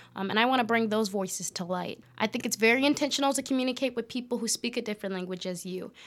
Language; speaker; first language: English; native; English